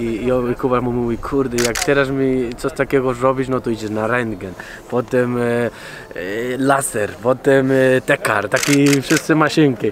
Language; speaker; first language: Polish; non-native, fluent; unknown